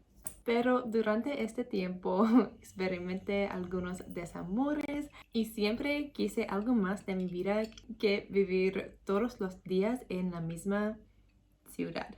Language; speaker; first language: Spanish; non-native, learner; English